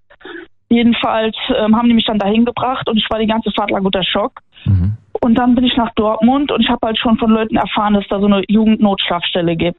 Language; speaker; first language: German; native; German